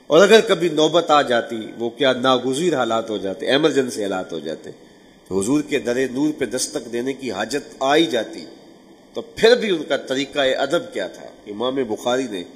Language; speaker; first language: Urdu; non-native, local second language; Punjabi